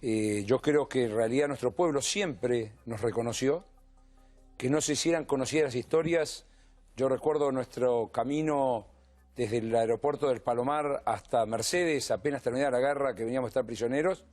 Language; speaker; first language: Spanish; native; Spanish